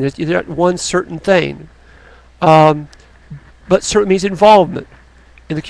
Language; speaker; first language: English; native; English